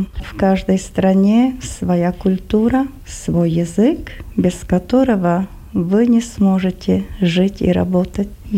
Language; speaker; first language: Russian; non-native, fluent; Slovak